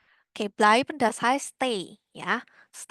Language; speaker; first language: German; non-native, learner; Indonesian